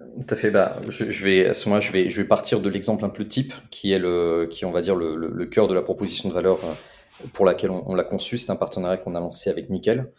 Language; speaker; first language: French; native; French